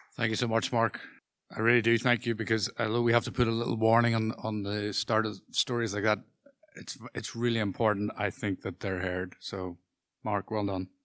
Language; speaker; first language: English; native; English